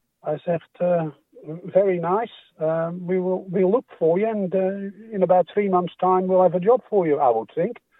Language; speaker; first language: English; non-native, fluent; Dutch